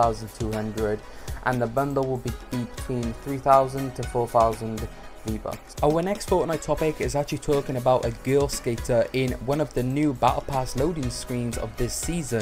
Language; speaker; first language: English; native; English